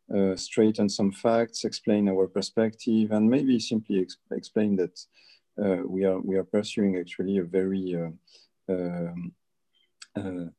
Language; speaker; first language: English; early bilingual, other home language; Spanish